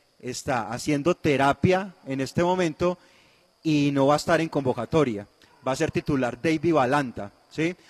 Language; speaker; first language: Spanish; native; Spanish